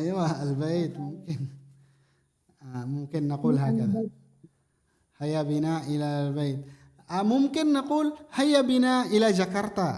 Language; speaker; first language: Arabic; non-native, fluent; Indonesian